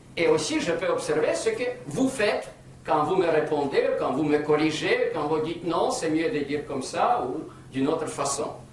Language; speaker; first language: French; non-native, fluent; Russian